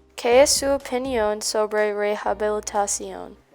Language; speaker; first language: Spanish; non-native, learner; English